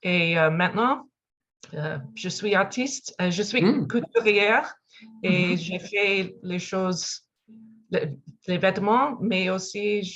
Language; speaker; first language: French; non-native, learner; English